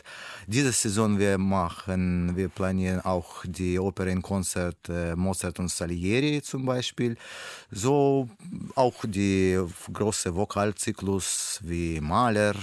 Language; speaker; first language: German; non-native, learner; Russian